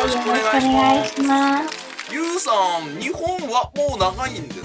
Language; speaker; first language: Japanese; native; Japanese